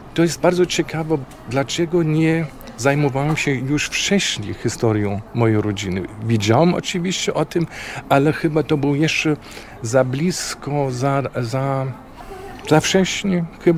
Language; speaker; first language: Polish; non-native, fluent; German